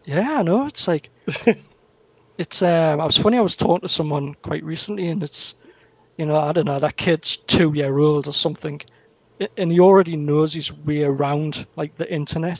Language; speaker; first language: English; native; English